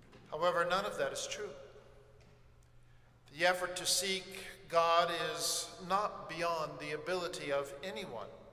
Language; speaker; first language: English; native; English